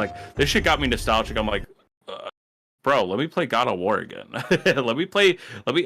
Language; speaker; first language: English; native; English